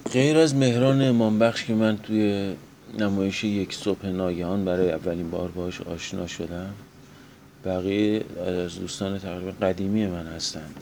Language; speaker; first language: Persian; non-native, local second language; Azerbaijani